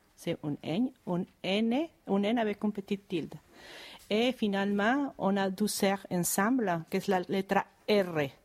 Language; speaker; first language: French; non-native, fluent; Spanish